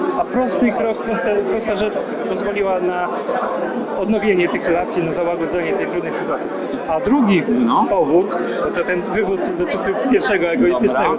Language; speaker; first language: Polish; native; Polish